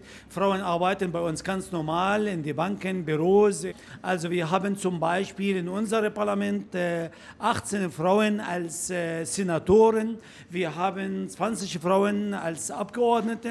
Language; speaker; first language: German; non-native, fluent; Arabic